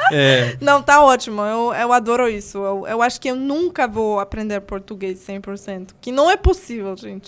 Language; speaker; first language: Portuguese; non-native, fluent; Polish